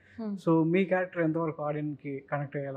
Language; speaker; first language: Telugu; native; Telugu